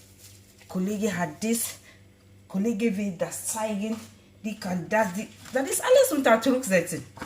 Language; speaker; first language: German; non-native, learner; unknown